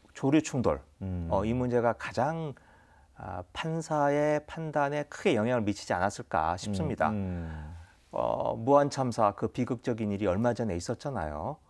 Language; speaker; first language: Korean; native; Korean